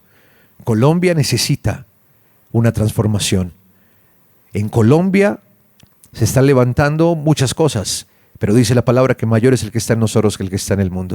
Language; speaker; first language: Spanish; native; Spanish